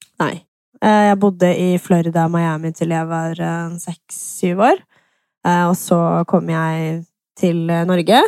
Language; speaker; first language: Norwegian; early bilingual, other home language; English